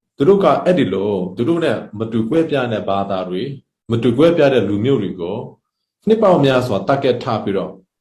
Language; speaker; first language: Burmese; non-native, local second language; Hakha Chin